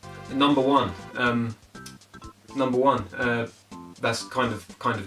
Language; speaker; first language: English; native; English